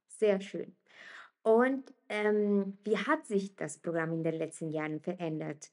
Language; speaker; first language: German; non-native, fluent; Italian